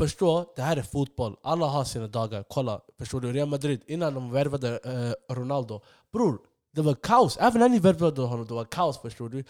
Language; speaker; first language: Swedish; early bilingual, other home language; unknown